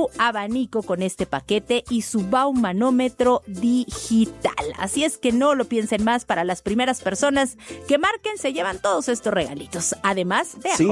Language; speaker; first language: Spanish; native; Spanish